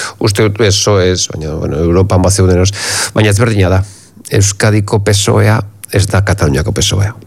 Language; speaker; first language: Basque; non-native, local second language; Spanish